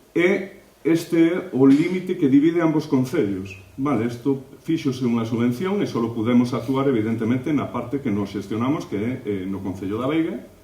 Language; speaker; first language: Galician; native; Galician